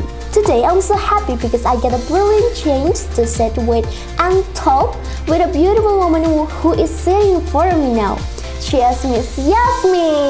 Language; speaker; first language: English; non-native, learner; Indonesian